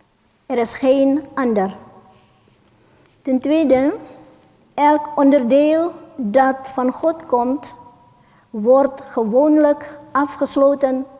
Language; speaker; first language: Dutch; non-native, fluent; Indonesian